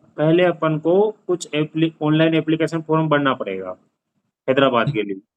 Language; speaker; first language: Hindi; native; Hindi